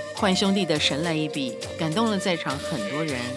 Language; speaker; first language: Chinese; native; Chinese